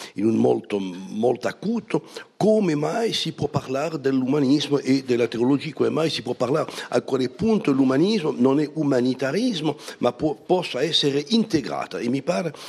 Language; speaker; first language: Italian; non-native, fluent; French